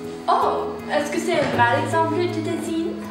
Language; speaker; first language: French; non-native, learner; English